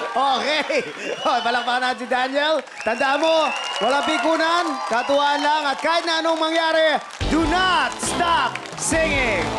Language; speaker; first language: Filipino; native; Filipino